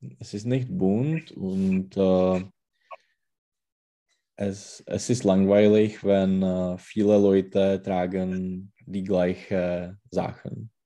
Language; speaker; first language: German; non-native, learner; Czech